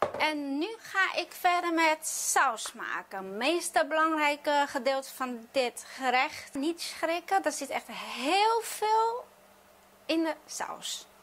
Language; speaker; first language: Dutch; non-native, fluent; Chinese